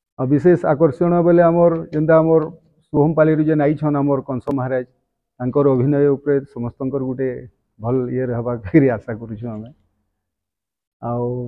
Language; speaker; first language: Odia; native; Odia